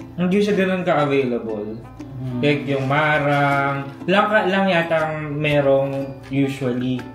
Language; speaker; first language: Filipino; native; Filipino